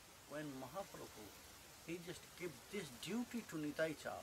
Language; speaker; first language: English; non-native, local second language; Bangla